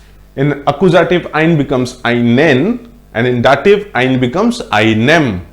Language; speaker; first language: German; non-native, fluent; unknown